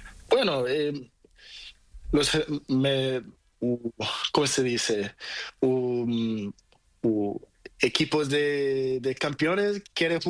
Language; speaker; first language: Spanish; non-native, learner; Portuguese